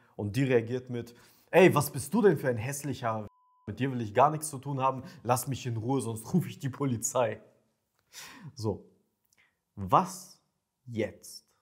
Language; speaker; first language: German; early bilingual, other home language; Ukrainian